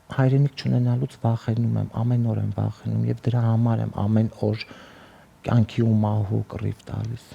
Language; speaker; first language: Armenian; native; Armenian